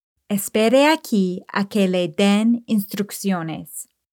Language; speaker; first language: Spanish; non-native, fluent; English